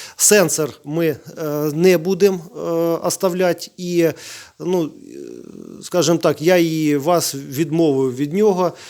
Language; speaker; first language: Ukrainian; native; Ukrainian